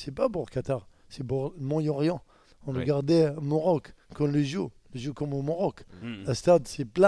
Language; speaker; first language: French; non-native, learner; Arabic